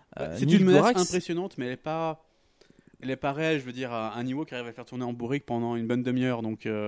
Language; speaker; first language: French; native; French